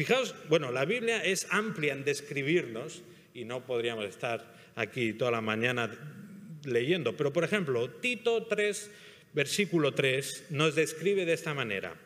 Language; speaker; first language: Spanish; native; Spanish